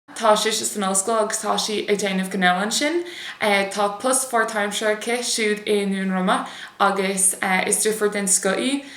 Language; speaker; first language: Irish; non-native, local second language; English